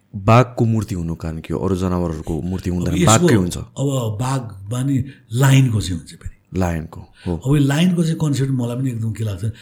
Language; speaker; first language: Nepali; native; Nepali